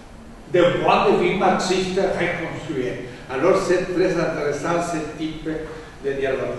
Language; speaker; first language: French; non-native, fluent; Spanish